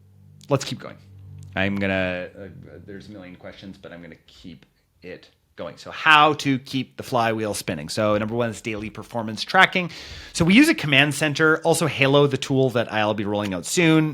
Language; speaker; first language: English; native; English